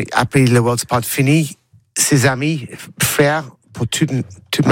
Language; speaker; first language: French; non-native, learner; English